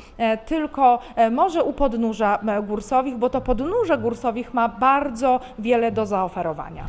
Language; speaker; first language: Polish; native; Polish